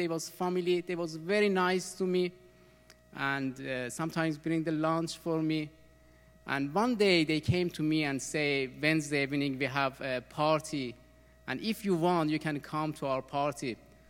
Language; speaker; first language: English; non-native, learner; Persian